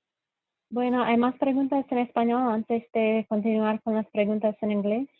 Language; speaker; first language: Spanish; non-native, fluent; English